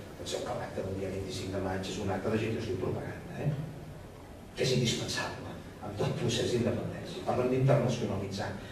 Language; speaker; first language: Catalan; native; Catalan